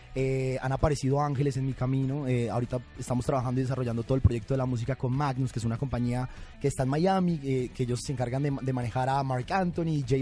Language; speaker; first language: Spanish; native; Spanish